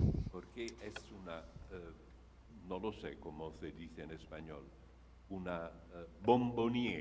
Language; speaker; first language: Spanish; non-native, fluent; Italian